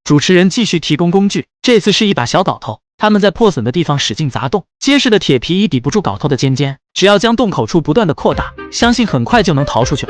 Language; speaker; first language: Chinese; native; Chinese